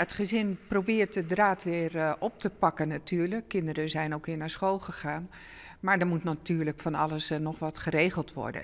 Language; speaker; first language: Dutch; native; Dutch